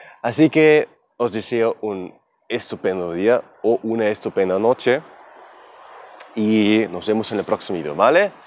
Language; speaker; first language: Spanish; non-native, fluent; German